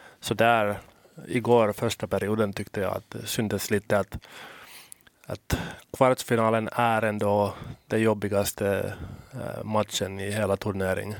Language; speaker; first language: Swedish; non-native, local second language; Finnish